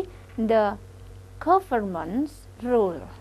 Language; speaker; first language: English; non-native, local second language; Indonesian